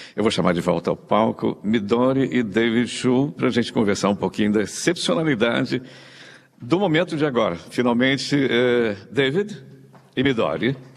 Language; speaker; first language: Portuguese; native; Portuguese